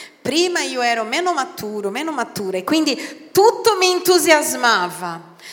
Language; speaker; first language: Italian; non-native, fluent; Portuguese